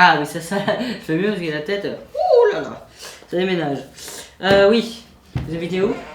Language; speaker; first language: French; native; French